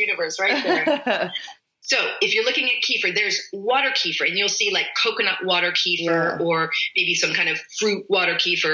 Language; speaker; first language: English; native; English